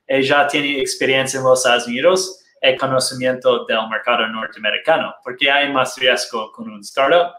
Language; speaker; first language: Spanish; non-native, fluent; Portuguese